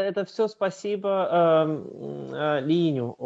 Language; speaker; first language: Russian; native; Russian